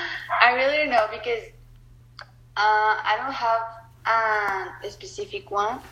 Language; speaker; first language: English; non-native, learner; Spanish